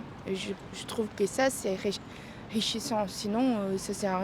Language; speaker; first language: French; non-native, fluent; Portuguese